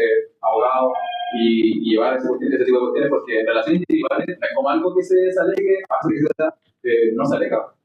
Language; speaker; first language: Spanish; native; Spanish